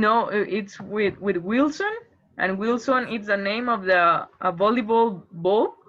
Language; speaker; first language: English; non-native, fluent; Spanish